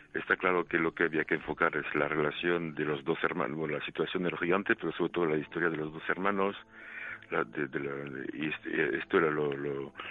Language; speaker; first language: Spanish; non-native, fluent; French